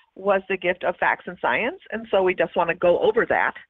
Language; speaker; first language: English; native; English